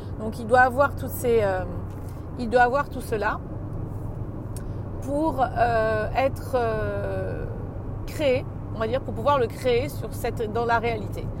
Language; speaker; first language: French; native; French